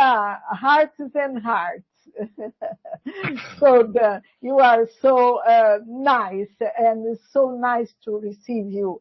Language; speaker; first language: English; non-native, learner; Portuguese